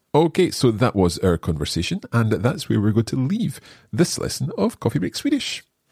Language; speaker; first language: English; native; English